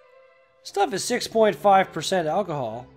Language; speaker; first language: English; native; English